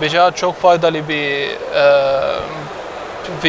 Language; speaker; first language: Turkish; non-native, fluent; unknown